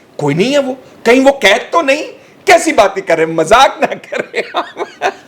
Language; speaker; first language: Urdu; non-native, local second language; Punjabi